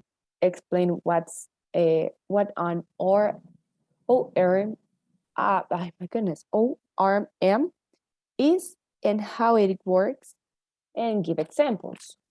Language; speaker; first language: English; non-native, fluent; Spanish